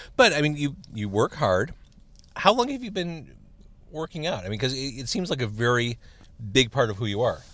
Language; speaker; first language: English; native; English